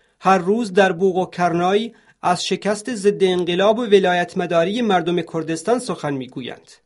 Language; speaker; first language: Persian; non-native, local second language; Central Kurdish